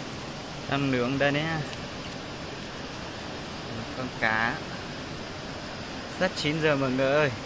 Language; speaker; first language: Vietnamese; non-native, local second language; Hmong